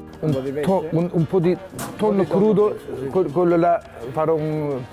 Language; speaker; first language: Italian; non-native, learner; Turkish